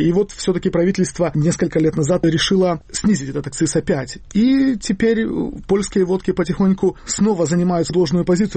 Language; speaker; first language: Russian; native; Russian